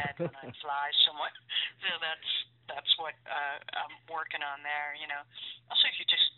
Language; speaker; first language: English; native; English